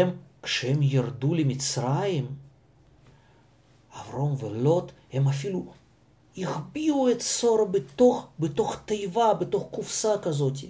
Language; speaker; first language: Hebrew; non-native, fluent; Russian